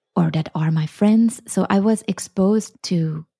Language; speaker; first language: English; non-native, fluent; German